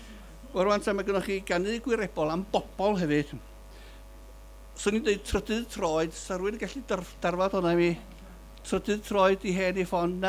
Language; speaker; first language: Welsh; native; Welsh